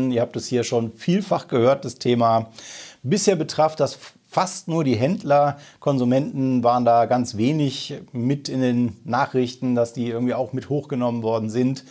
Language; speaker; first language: German; native; German